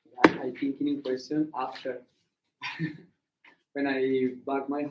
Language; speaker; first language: English; non-native, learner; Spanish